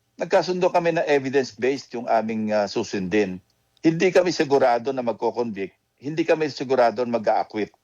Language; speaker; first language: Filipino; native; Filipino